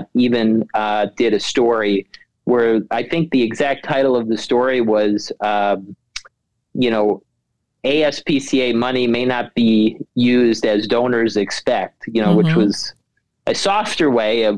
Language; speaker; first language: English; native; English